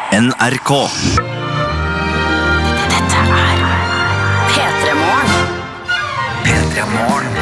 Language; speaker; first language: Norwegian; native; Norwegian